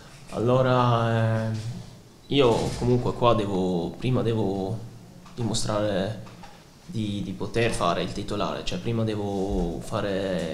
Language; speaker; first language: Italian; non-native, fluent; Swiss German